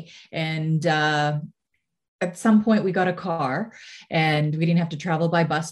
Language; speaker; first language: English; native; English